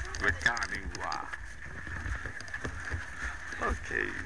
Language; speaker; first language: Russian; non-native, learner; Thai